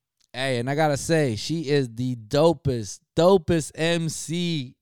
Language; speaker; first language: English; early bilingual, other home language; Spanish